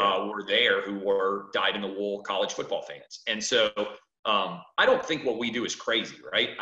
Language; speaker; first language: English; native; English